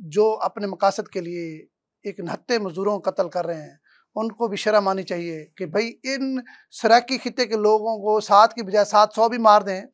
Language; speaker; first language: Urdu; non-native, local second language; Saraiki